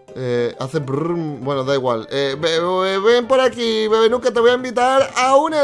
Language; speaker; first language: Spanish; native; Spanish